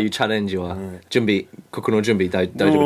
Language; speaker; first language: Japanese; non-native, fluent; French